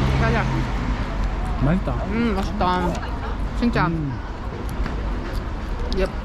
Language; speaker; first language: Korean; non-native, fluent; Ukrainian